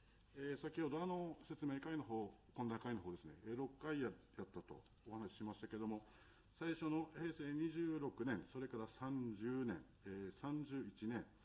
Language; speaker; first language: Japanese; native; Japanese